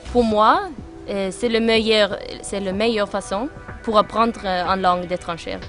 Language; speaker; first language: French; non-native, learner; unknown